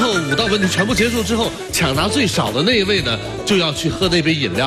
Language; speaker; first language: Chinese; native; Chinese